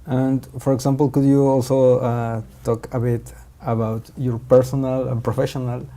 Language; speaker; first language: English; non-native, fluent; Spanish